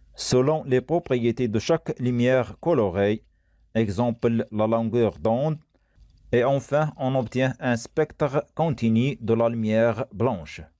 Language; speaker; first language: French; non-native, local second language; Arabic